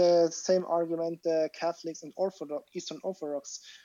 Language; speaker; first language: English; non-native, fluent; German